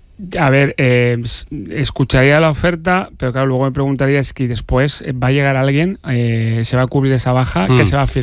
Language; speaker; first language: Spanish; native; Spanish